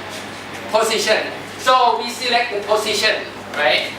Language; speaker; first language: English; non-native, fluent; Thai